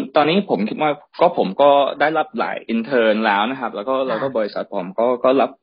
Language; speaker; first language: Thai; early bilingual, heritage; Thai